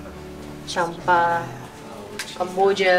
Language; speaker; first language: English; non-native, learner; Indonesian